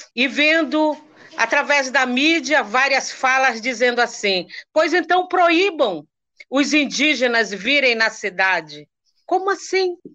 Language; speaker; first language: Portuguese; non-native, local second language; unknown